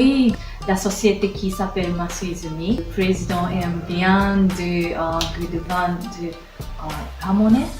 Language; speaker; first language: French; non-native, learner; Japanese